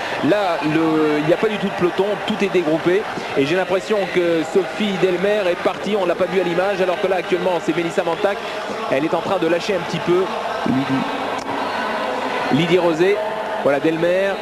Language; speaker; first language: French; native; French